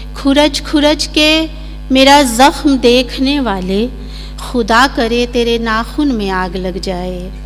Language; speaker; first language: Urdu; native; Urdu